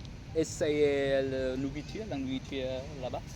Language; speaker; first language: French; non-native, learner; Vietnamese